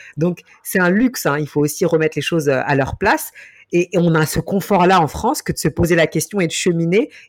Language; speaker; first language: French; native; French